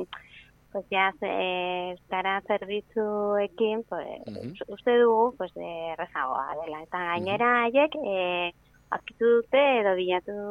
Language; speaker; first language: Basque; non-native, learner; Spanish